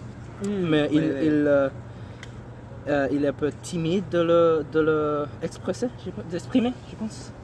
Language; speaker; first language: French; non-native, learner; English